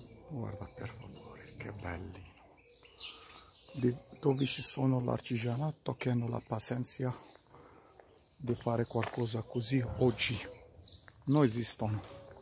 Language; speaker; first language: Italian; non-native, learner; Arabic